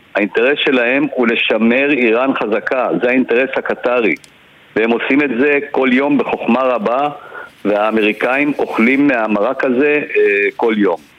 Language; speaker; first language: Hebrew; native; Hebrew